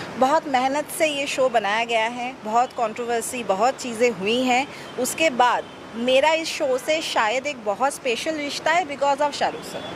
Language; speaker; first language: Hindi; non-native, local second language; Bangla